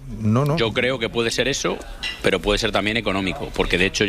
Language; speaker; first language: Spanish; native; Spanish